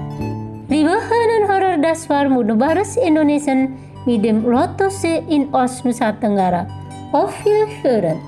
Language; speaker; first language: German; non-native, fluent; Indonesian